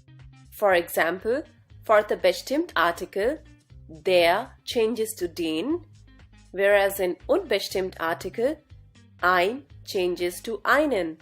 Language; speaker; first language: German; non-native, fluent; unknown